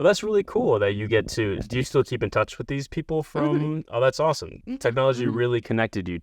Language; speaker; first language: English; native; English